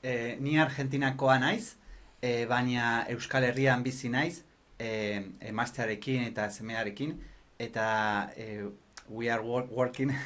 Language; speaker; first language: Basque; non-native, fluent; Spanish